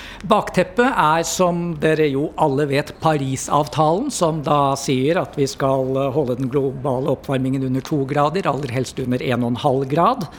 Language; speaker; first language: Norwegian; native; Norwegian